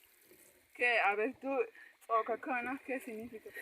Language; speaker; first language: Spanish; non-native, local second language; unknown